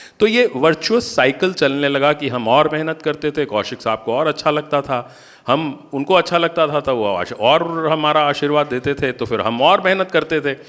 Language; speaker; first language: Hindi; native; Hindi